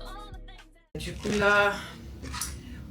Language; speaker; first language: French; native; French